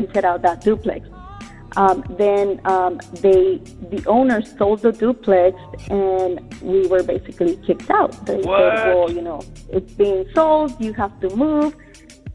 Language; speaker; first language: English; early bilingual, other home language; Spanish